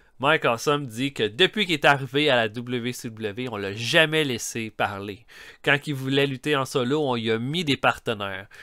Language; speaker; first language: French; native; French